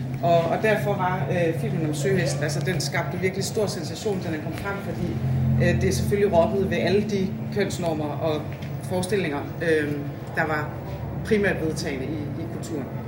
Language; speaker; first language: Danish; native; Danish